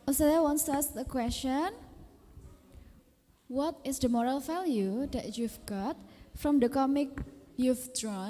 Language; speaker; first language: English; non-native, fluent; Indonesian